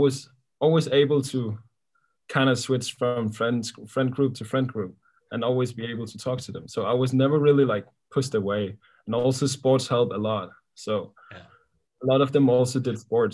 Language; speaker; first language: English; non-native, fluent; Kalaallisut